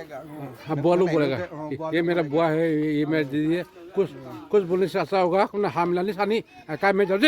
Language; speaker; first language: Hindi; non-native, local second language; Rongmei Naga